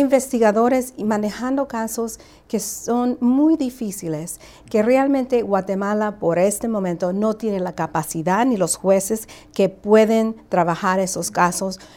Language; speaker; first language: Spanish; early bilingual, heritage; Spanish